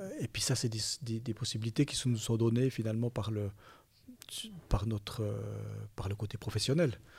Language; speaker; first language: French; native; French